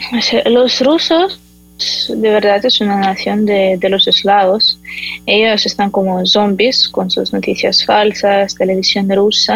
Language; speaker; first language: Spanish; non-native, fluent; Ukrainian